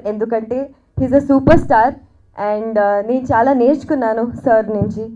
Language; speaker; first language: Telugu; non-native, learner; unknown